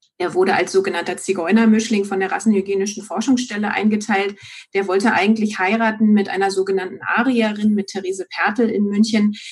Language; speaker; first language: German; native; German